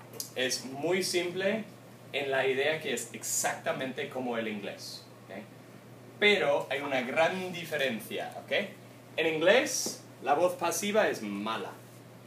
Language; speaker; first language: Spanish; non-native, fluent; English